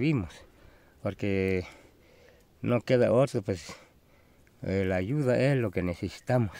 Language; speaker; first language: Spanish; non-native, local second language; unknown